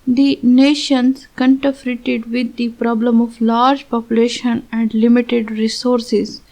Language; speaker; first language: English; non-native, local second language; Urdu